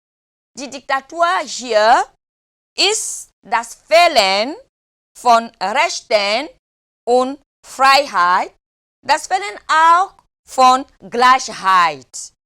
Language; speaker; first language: German; non-native, fluent; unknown